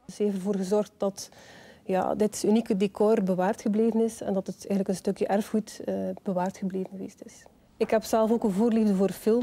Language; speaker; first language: Dutch; native; Dutch